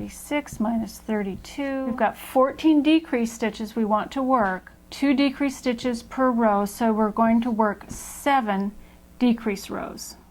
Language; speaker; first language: English; native; English